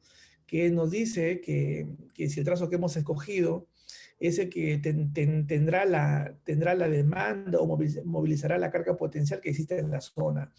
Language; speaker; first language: Spanish; native; Spanish